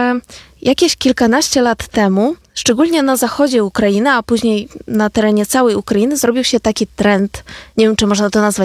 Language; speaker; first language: Polish; non-native, fluent; Ukrainian